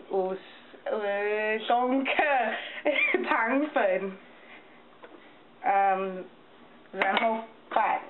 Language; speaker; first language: Chinese; early bilingual, heritage; Chinese